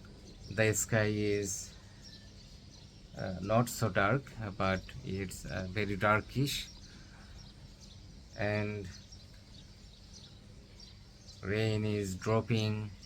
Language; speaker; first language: English; non-native, learner; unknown